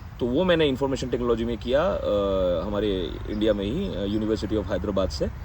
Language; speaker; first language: Hindi; non-native, local second language; Bangla